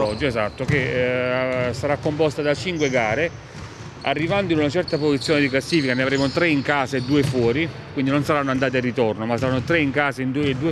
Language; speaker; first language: Italian; native; Italian